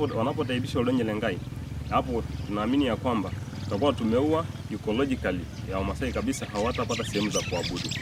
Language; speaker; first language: Swahili; non-native, local second language; Masai